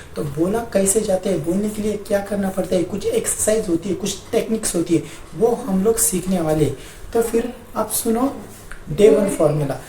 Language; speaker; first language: Hindi; non-native, local second language; Marathi